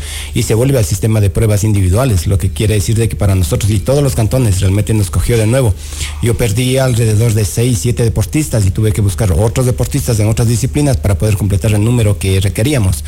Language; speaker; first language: Spanish; native; Spanish